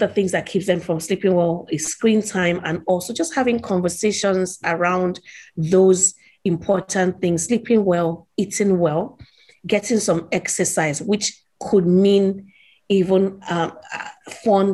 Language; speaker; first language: English; non-native, local second language; Yoruba